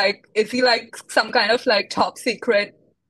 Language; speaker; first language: English; non-native, local second language; Hindi